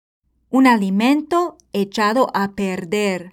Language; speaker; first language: Spanish; non-native, fluent; English